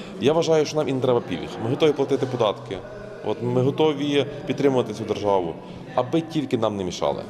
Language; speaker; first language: Ukrainian; native; Ukrainian